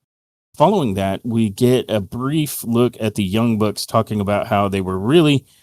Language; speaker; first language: English; native; English